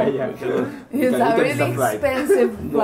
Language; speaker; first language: English; non-native, fluent; Portuguese